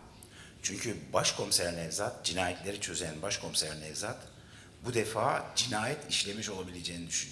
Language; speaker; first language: Turkish; native; Turkish